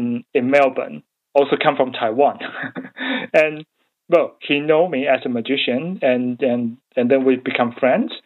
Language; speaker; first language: English; non-native, learner; Chinese